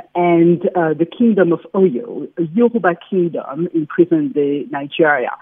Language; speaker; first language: English; non-native, fluent; French